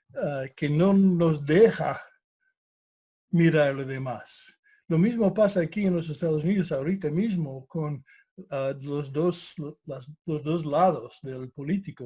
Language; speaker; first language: Spanish; non-native, fluent; English